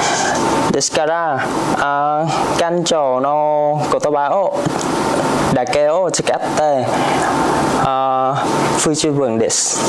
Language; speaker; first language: Japanese; non-native, learner; Vietnamese